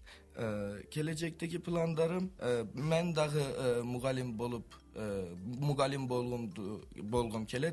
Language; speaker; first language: Kyrgyz; non-native, learner; Turkish